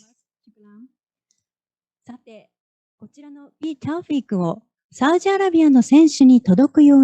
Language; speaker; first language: Japanese; native; Japanese